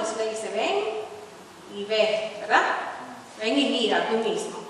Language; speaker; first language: Spanish; early bilingual, heritage; Spanish